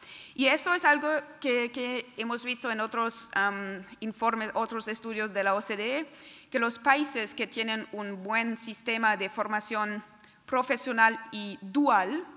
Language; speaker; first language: Spanish; non-native, fluent; German